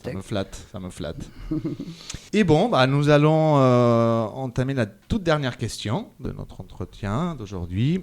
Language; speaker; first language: French; native; French